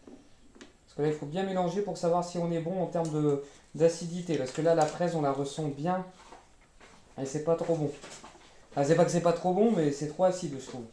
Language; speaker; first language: French; native; French